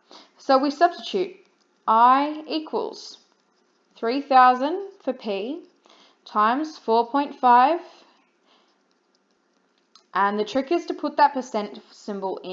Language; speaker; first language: English; native; English